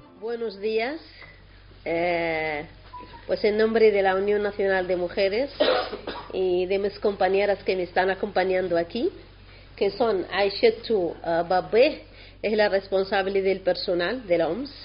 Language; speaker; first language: Spanish; non-native, local second language; Arabic